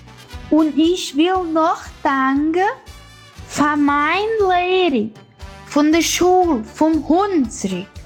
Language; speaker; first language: German; early bilingual, heritage; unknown